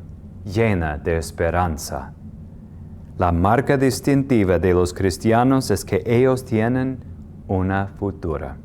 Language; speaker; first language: Spanish; non-native, fluent; English